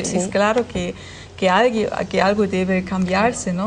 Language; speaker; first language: Spanish; non-native, fluent; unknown